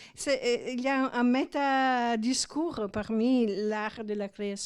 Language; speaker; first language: French; non-native, fluent; Italian